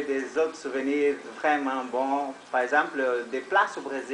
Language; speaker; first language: French; non-native, learner; Portuguese